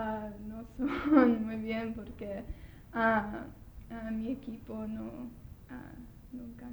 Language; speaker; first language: Spanish; non-native, learner; English